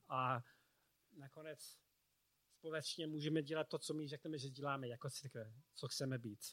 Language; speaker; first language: Czech; non-native, learner; English